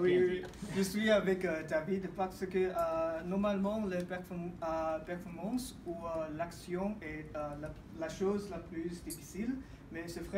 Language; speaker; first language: French; non-native, learner; English